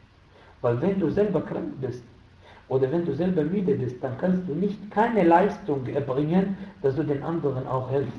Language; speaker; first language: German; non-native, fluent; Arabic